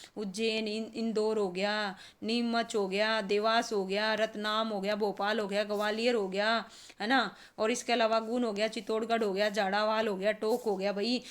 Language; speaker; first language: Hindi; native; Hindi